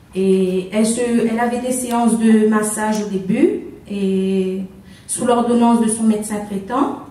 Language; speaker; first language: French; native; French